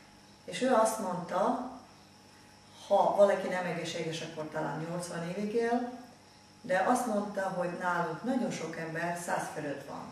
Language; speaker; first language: Hungarian; non-native, fluent; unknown